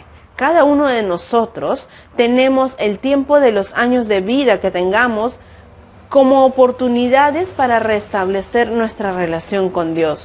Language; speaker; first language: Spanish; native; Spanish